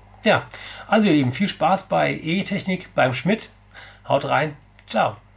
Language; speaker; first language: German; native; German